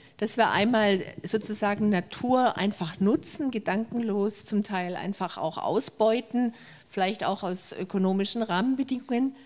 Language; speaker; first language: German; native; German